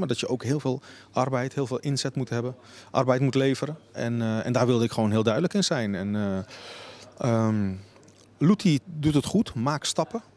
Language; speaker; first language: Dutch; native; Dutch